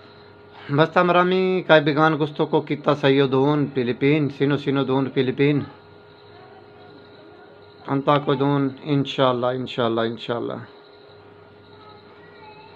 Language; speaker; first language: Filipino; non-native, learner; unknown